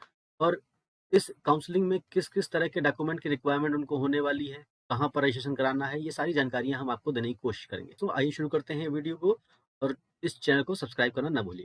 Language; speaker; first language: Hindi; native; Hindi